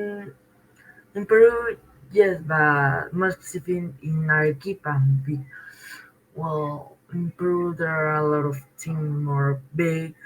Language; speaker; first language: English; non-native, learner; Spanish